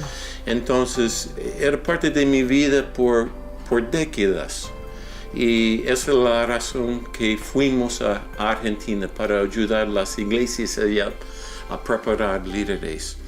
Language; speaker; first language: Spanish; non-native, fluent; English